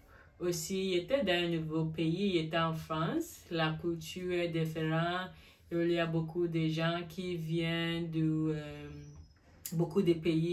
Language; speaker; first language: French; non-native, learner; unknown